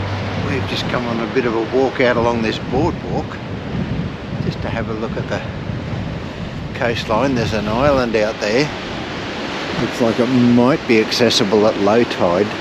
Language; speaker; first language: English; native; English